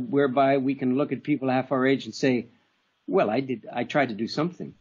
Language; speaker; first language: English; native; English